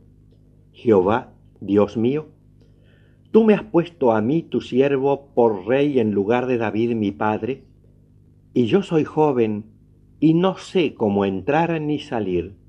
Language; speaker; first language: Spanish; native; Spanish